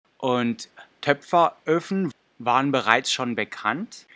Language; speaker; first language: German; non-native, fluent; English